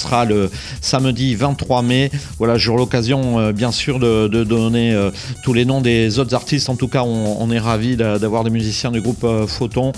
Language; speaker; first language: French; native; French